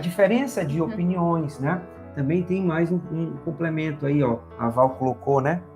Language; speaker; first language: Portuguese; native; Portuguese